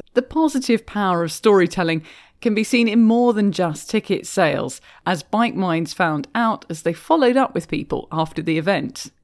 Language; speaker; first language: English; native; English